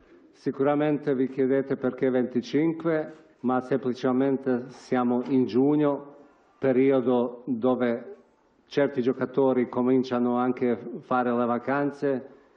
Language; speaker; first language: Italian; non-native, fluent; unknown